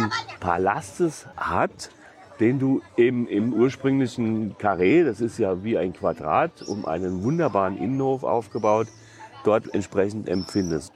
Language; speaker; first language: German; native; German